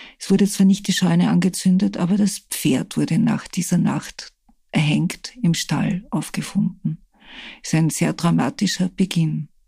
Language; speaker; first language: German; native; German